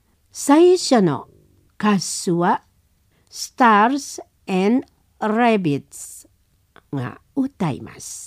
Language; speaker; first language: Japanese; non-native, learner; Indonesian